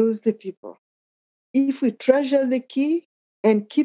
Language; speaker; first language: English; non-native, fluent; Akan